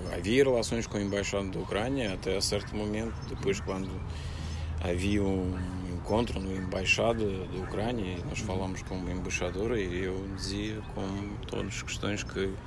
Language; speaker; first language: Portuguese; non-native, fluent; Russian